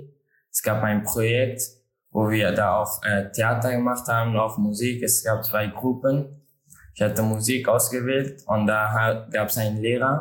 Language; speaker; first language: German; non-native, learner; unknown